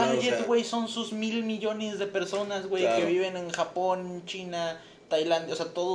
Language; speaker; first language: Spanish; native; Spanish